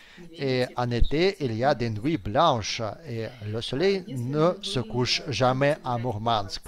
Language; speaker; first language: French; non-native, fluent; Russian